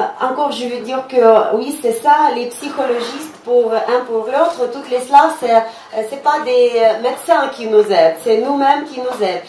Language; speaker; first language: French; non-native, fluent; Russian